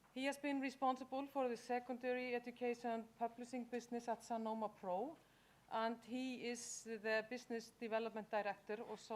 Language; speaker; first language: English; non-native, fluent; Icelandic